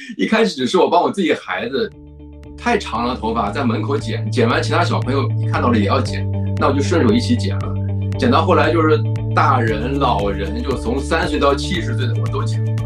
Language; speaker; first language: Chinese; native; Chinese